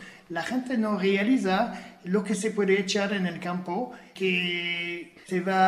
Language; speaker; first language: Spanish; non-native, fluent; French